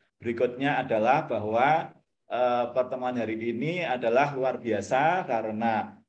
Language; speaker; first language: Indonesian; non-native, local second language; Javanese